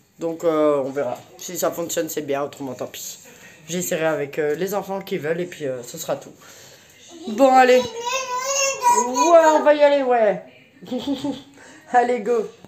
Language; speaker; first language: French; native; French